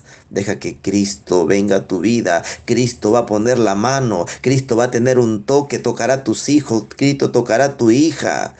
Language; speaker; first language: Spanish; native; Spanish